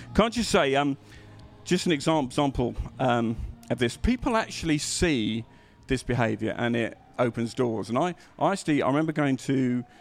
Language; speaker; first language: English; native; English